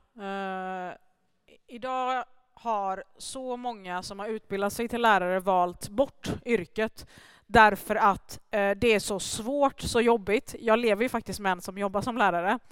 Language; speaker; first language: Swedish; early bilingual, other home language; Persian